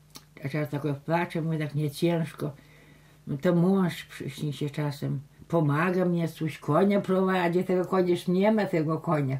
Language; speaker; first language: Polish; non-native, local second language; Ukrainian